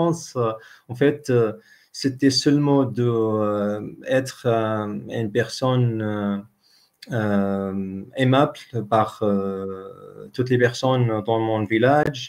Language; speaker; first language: French; non-native, fluent; Arabic